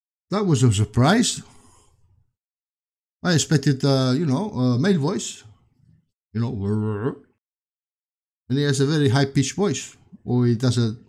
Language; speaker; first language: English; non-native, fluent; Spanish